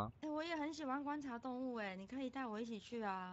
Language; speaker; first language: Chinese; native; Chinese